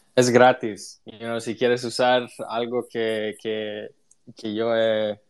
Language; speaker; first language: Spanish; early bilingual, other home language; English